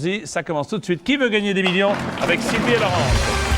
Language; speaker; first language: French; native; French